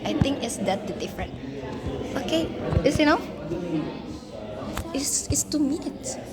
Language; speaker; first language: English; non-native, learner; Indonesian